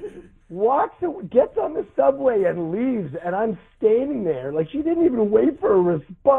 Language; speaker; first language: English; native; English